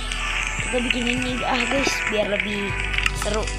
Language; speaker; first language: Indonesian; native; Indonesian